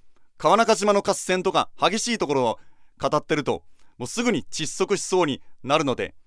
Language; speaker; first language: Japanese; native; Japanese